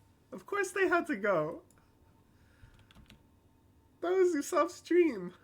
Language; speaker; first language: English; native; English